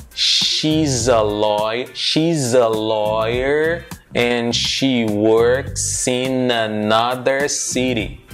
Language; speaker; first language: English; non-native, fluent; Portuguese